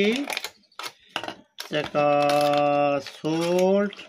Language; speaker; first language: Filipino; non-native, learner; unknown